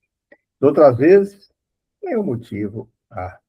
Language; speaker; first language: Portuguese; native; Portuguese